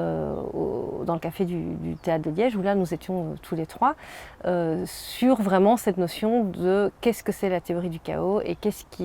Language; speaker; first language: French; native; French